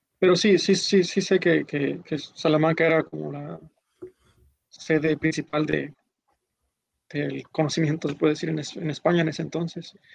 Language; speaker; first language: Spanish; early bilingual, heritage; Spanish